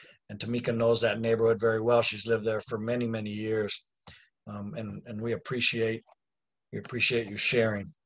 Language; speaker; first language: English; native; English